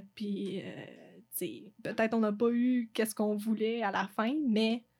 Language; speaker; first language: French; non-native, fluent; English